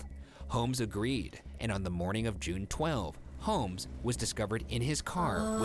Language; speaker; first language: English; native; English